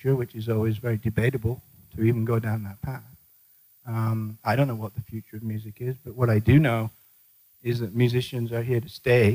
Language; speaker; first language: English; native; English